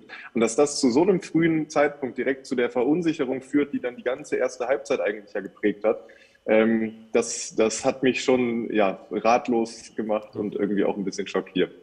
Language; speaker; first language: German; native; German